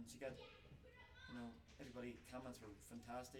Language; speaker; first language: English; native; English